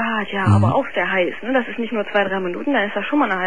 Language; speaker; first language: German; native; German